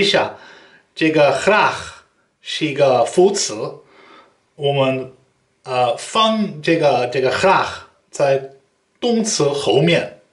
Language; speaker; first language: Chinese; non-native, fluent; Dutch